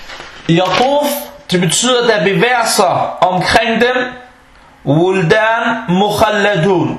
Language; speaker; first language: Danish; non-native, local second language; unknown